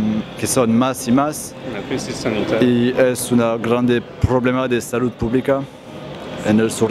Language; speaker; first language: Spanish; non-native, learner; French